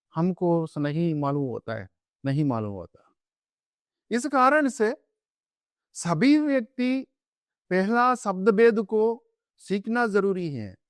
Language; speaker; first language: Hindi; non-native, local second language; Telugu